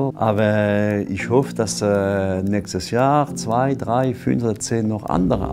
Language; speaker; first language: German; non-native, fluent; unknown